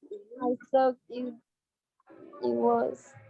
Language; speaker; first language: English; non-native, learner; Spanish